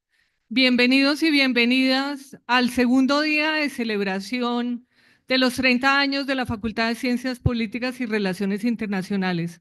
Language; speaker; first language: Spanish; native; Spanish